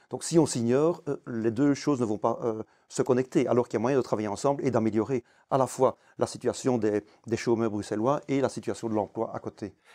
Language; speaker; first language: French; native; French